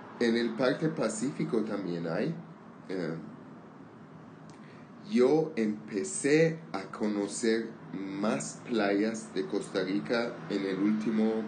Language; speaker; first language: Spanish; non-native, learner; Armenian